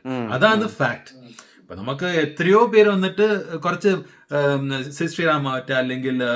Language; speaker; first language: Malayalam; early bilingual, heritage; Malayalam